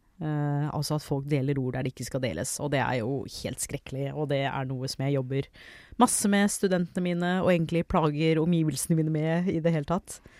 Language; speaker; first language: Norwegian; early bilingual, other home language; English